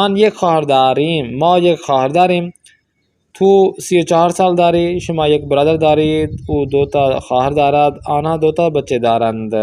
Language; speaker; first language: Persian; non-native, fluent; Urdu